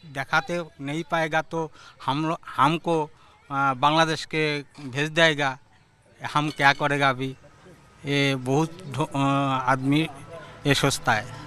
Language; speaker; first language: Hindi; non-native, local second language; Bangla